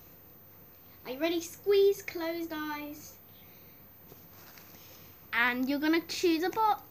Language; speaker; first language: English; native; English